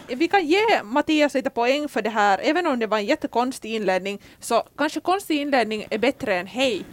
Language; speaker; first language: Swedish; native; Swedish